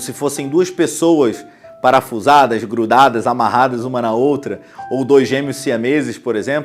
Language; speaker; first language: Portuguese; native; Portuguese